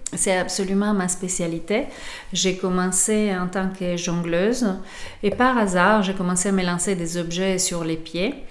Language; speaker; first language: French; non-native, fluent; Italian